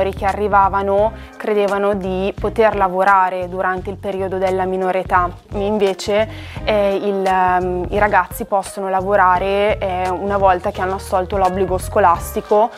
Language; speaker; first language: Italian; native; Italian